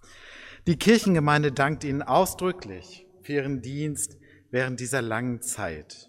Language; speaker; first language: German; native; German